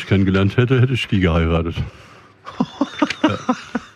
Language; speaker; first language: German; native; German